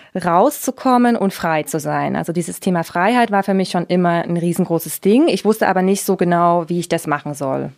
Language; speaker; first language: German; native; German